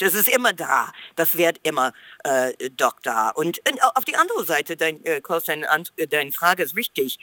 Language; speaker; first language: German; non-native, fluent; English